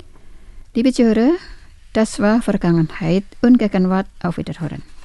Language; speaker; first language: German; non-native, fluent; Indonesian